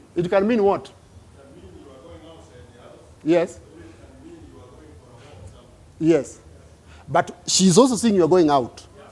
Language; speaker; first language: English; non-native, local second language; Swahili